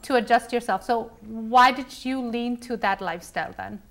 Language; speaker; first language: English; early bilingual, other home language; Bangla